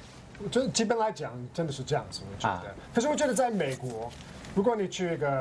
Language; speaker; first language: Chinese; non-native, fluent; English